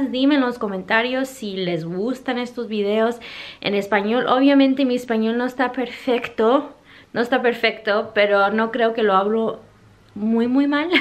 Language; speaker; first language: Spanish; early bilingual, heritage; English